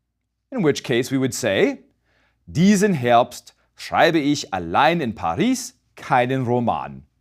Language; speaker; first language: German; non-native, fluent; English